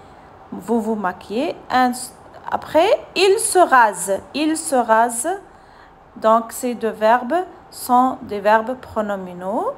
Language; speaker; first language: French; non-native, fluent; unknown